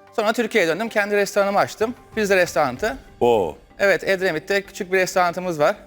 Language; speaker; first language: Turkish; native; Turkish